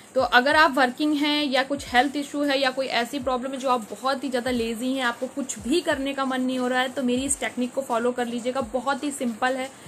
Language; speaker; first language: Hindi; native; Hindi